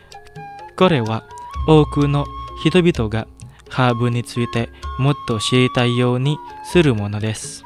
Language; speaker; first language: Japanese; non-native, fluent; Indonesian